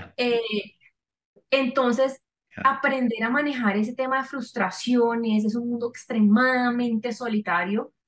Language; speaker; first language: Spanish; native; Spanish